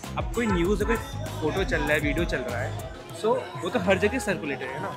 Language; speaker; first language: Hindi; native; Hindi